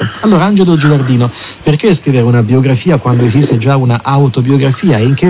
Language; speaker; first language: Italian; native; Italian